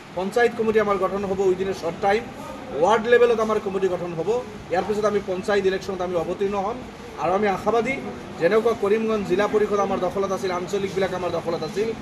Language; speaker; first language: Assamese; non-native, local second language; Bangla